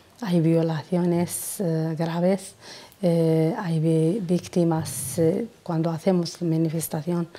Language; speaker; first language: Spanish; non-native, learner; Arabic